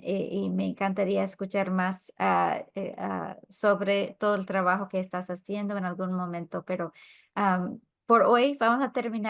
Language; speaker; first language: Spanish; non-native, fluent; English